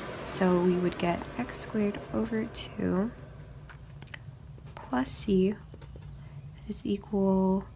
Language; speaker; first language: English; native; English